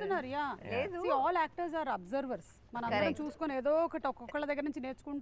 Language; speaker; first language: Telugu; native; Telugu